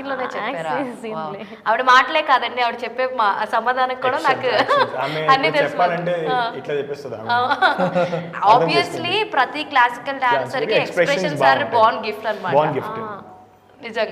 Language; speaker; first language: Telugu; native; Telugu